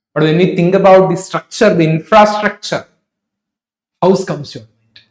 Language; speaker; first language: English; non-native, local second language; Malayalam